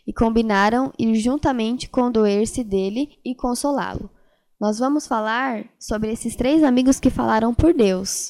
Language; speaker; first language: Portuguese; native; Portuguese